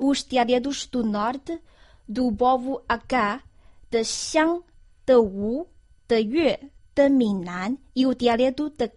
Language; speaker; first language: Portuguese; non-native, fluent; Chinese